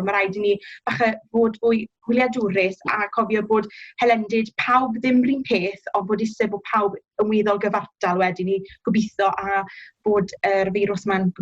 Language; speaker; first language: Welsh; native; Welsh